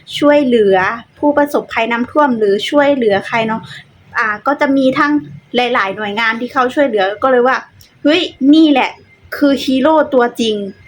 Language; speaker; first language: Thai; native; Thai